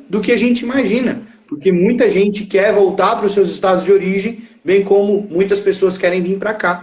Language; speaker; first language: Portuguese; native; Portuguese